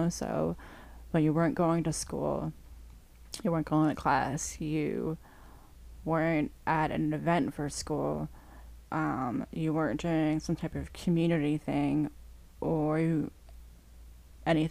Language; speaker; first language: English; native; English